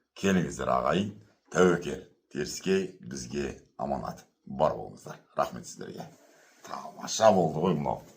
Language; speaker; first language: Kazakh; native; Kazakh